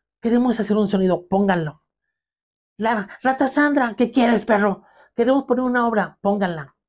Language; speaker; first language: Spanish; native; Spanish